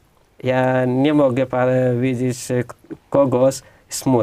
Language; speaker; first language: Polish; non-native, fluent; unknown